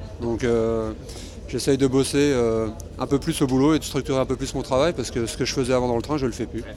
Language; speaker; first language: French; native; French